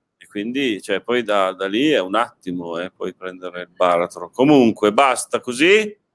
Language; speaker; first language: Italian; native; Italian